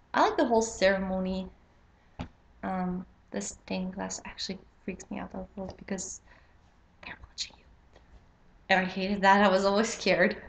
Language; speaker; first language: English; non-native, fluent; French